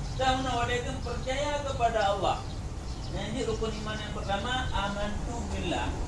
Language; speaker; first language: Malay; non-native, local second language; Achinese